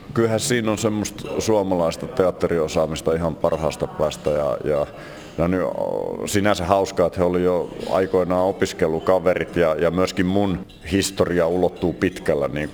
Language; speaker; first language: Finnish; native; Finnish